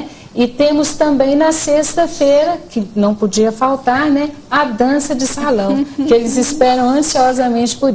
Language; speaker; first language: Portuguese; native; Portuguese